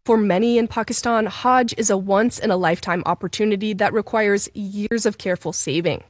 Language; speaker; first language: English; native; English